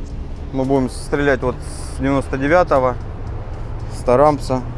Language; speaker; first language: Russian; native; Russian